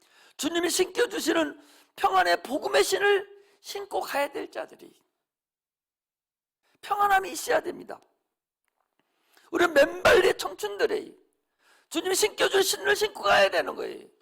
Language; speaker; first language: Korean; native; Korean